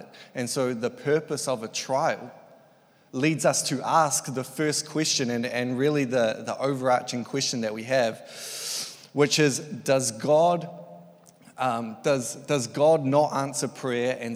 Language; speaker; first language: English; native; English